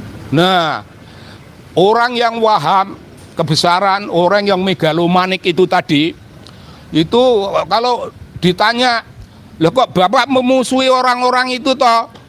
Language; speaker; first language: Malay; non-native, local second language; Javanese